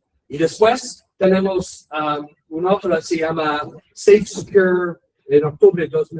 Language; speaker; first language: Spanish; non-native, learner; English